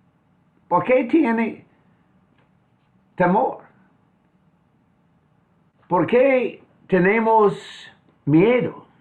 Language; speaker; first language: Spanish; non-native, fluent; English